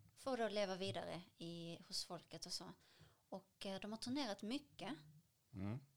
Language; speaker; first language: Swedish; early bilingual, other home language; Arabic